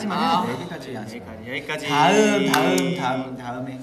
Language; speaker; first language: Korean; non-native, fluent; Vietnamese